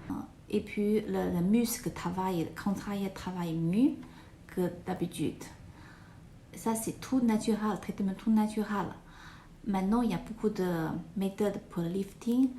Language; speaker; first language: French; non-native, learner; Chinese